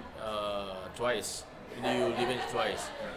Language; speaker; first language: English; non-native, learner; Japanese